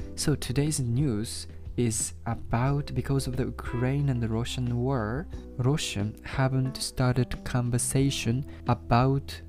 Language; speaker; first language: English; non-native, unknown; Japanese